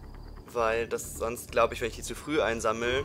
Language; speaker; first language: German; native; German